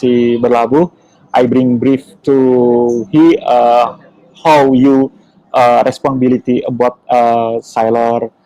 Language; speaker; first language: English; non-native, learner; Indonesian